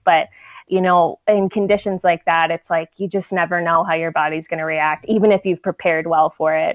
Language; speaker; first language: English; native; English